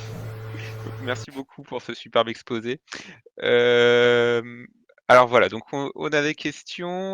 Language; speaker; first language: French; native; French